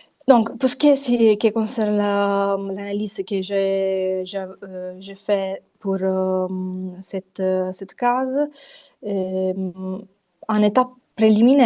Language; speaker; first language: French; non-native, fluent; Italian